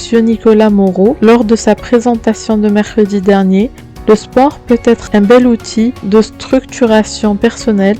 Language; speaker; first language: French; native; French